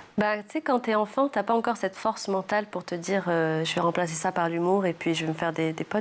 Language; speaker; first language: French; early bilingual, other home language; Arabic